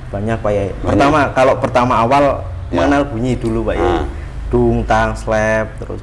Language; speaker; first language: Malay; non-native, local second language; Javanese